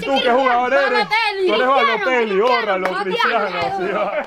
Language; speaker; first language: Spanish; native; Spanish